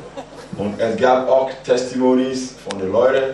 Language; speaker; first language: German; non-native, fluent; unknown